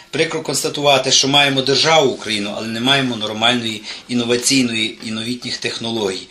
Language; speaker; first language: Ukrainian; native; Ukrainian